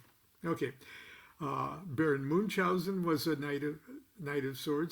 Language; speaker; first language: English; native; English